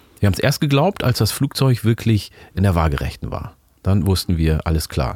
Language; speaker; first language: German; early bilingual, other home language; Oromo